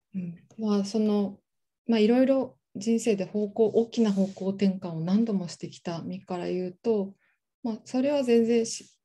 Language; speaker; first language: Japanese; native; Japanese